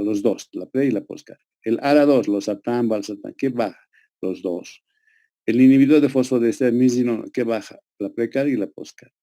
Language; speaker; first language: Spanish; native; Spanish